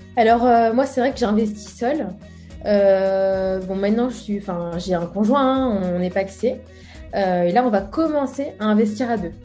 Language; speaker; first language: French; native; French